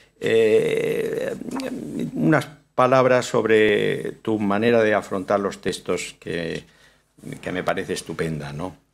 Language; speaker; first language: Spanish; native; Spanish